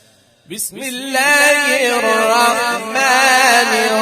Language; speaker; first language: Arabic; native; Arabic